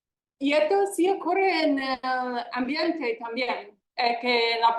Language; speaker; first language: Spanish; non-native, fluent; English